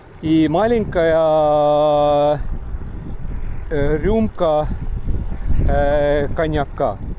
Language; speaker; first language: Russian; non-native, local second language; Estonian